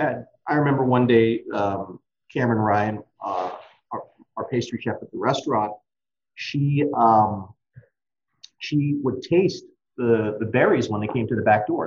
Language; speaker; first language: English; native; English